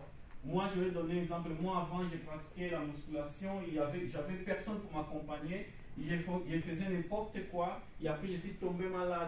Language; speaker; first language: French; non-native, fluent; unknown